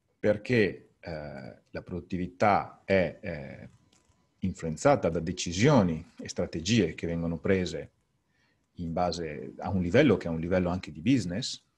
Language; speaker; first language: Italian; native; Italian